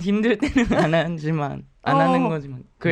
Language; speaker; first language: Korean; non-native, fluent; Japanese